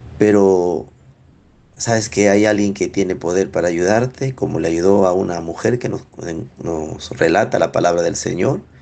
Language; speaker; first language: Spanish; native; Spanish